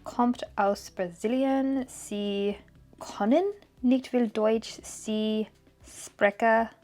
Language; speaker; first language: German; non-native, learner; English